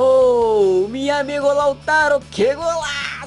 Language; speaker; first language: Portuguese; non-native, learner; Spanish